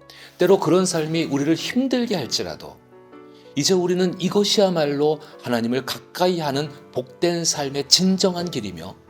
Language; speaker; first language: Korean; native; Korean